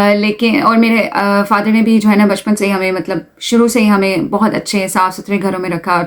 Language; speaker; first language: Urdu; native; Urdu